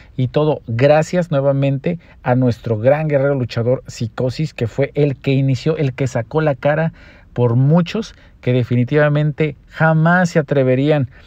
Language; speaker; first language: Spanish; native; Spanish